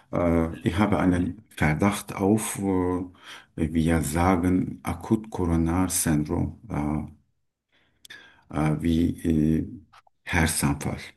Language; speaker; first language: German; non-native, learner; Turkish